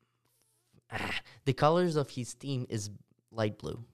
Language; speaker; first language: English; early bilingual, other home language; Russian